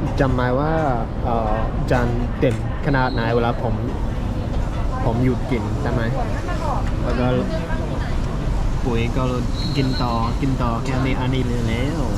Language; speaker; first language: Thai; non-native, fluent; English